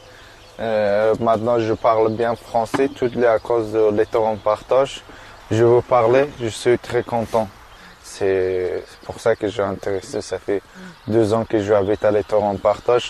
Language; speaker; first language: French; non-native, learner; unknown